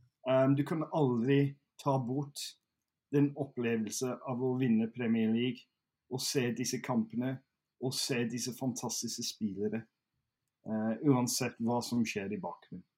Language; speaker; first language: Norwegian; non-native, fluent; English